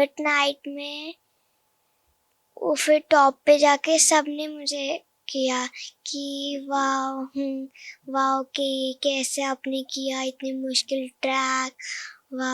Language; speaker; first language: Hindi; non-native, local second language; Punjabi